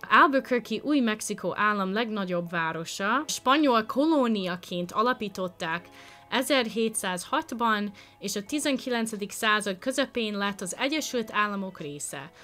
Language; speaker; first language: Hungarian; non-native, fluent; English